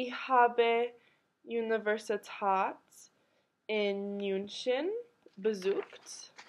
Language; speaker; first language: German; non-native, learner; English